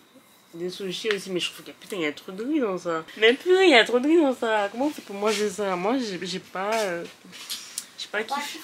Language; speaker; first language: French; native; French